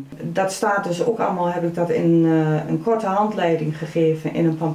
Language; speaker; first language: Dutch; native; Dutch